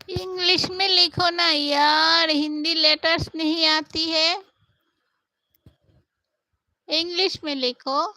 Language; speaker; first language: Hindi; non-native, local second language; Bangla